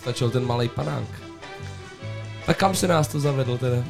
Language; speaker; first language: Czech; native; Czech